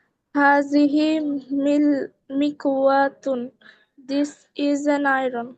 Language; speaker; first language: English; non-native, learner; Bangla